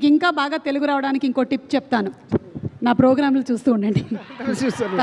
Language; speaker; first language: Telugu; native; Telugu